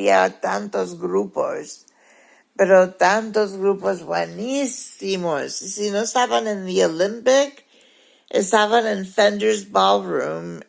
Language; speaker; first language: Spanish; early bilingual, heritage; Spanish